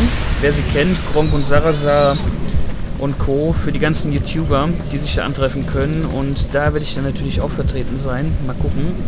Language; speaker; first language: German; native; German